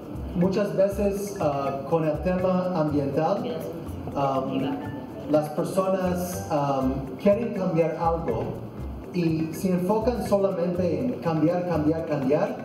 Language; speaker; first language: Spanish; non-native, fluent; English